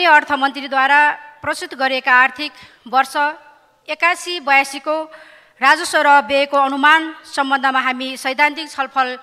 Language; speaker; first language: Nepali; native; Nepali